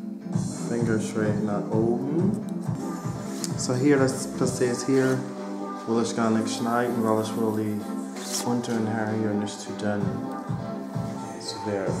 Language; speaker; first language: German; non-native, fluent; English